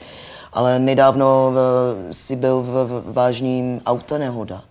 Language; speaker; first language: Czech; non-native, learner; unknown